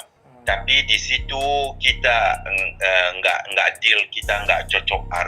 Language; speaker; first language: Indonesian; non-native, fluent; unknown